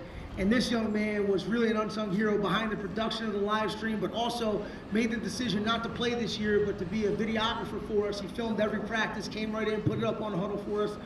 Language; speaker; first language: English; native; English